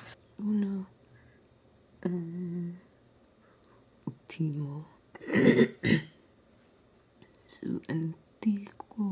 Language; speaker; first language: Spanish; non-native, learner; English